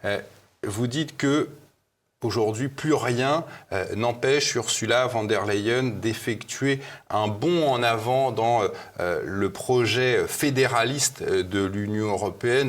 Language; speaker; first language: French; native; French